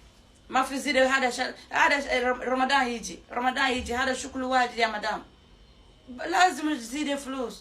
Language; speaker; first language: Arabic; non-native, learner; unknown